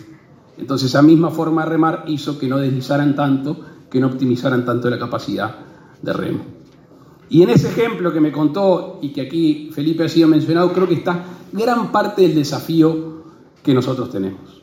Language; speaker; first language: Spanish; native; Spanish